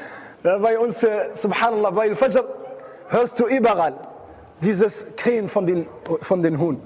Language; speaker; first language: German; non-native, fluent; Arabic